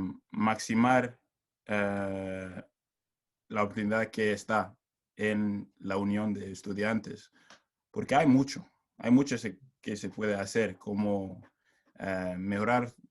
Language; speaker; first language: Spanish; non-native, learner; English